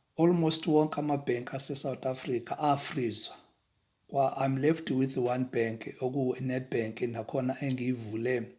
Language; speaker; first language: Zulu; non-native, local second language; Xhosa